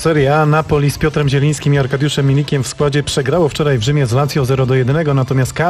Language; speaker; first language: Polish; native; Polish